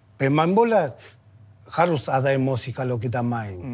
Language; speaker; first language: Indonesian; non-native, fluent; Spanish